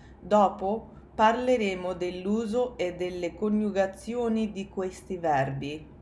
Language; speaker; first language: Italian; non-native, fluent; English